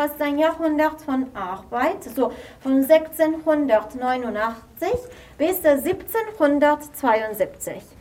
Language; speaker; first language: German; non-native, fluent; Italian